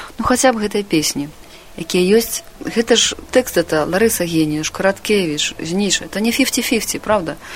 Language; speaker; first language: Belarusian; non-native, local second language; Russian